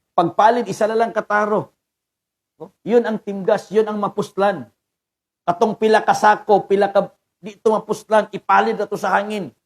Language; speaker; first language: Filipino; non-native, local second language; Cebuano